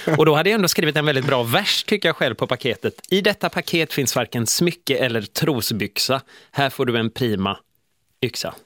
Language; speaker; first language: Swedish; native; Swedish